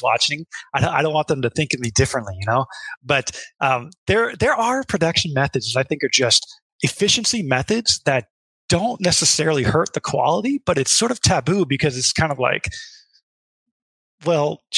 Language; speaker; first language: English; native; English